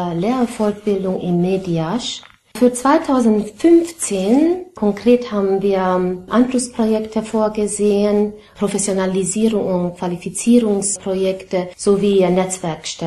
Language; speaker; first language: German; non-native, fluent; Romanian